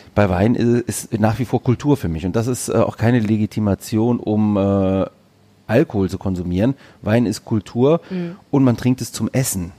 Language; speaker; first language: German; early bilingual, other home language; Greek